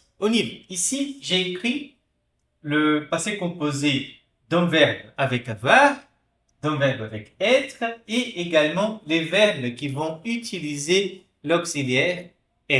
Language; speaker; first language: French; non-native, fluent; Portuguese